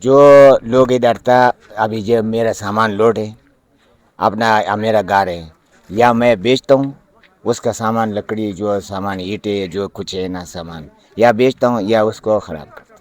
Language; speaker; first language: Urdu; early bilingual, other home language; Pashto